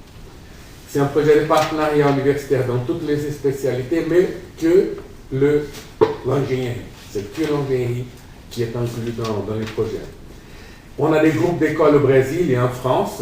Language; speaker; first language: French; non-native, fluent; Portuguese